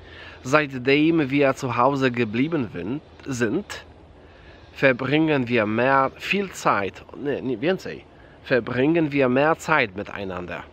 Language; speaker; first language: German; non-native, fluent; Polish